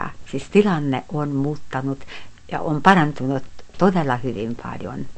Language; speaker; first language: Finnish; non-native, fluent; Hungarian